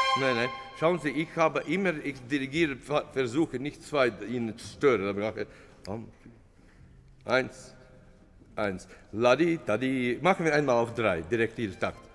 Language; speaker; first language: German; non-native, fluent; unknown